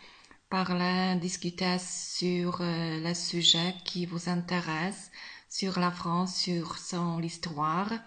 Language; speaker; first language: French; non-native, learner; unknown